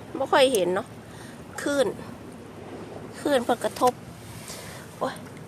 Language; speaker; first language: Thai; native; Thai